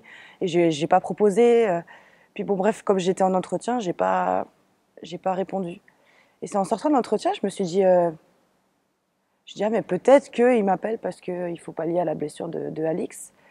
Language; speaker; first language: French; native; French